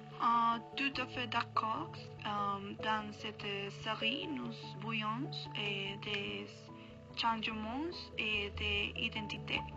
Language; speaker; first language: French; non-native, learner; Spanish